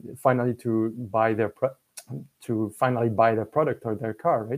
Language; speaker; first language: English; non-native, fluent; French